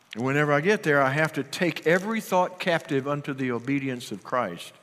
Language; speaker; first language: English; native; English